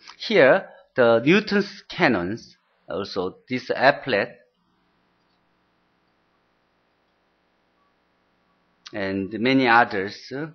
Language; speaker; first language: English; non-native, fluent; Korean